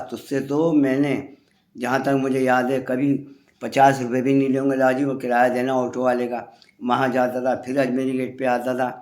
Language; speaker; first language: Urdu; native; Urdu